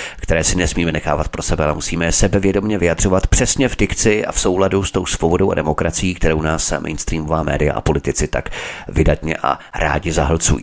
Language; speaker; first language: Czech; native; Czech